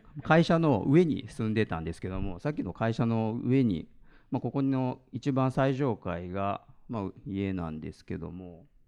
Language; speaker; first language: Japanese; native; Japanese